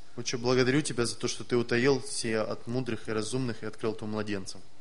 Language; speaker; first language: Russian; native; Russian